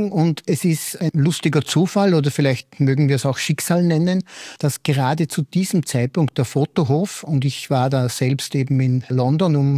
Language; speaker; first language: German; native; German